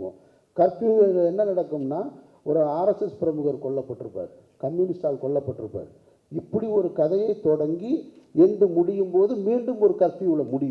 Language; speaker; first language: Tamil; native; Tamil